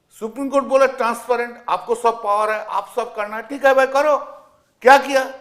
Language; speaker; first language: Hindi; non-native, local second language; Bangla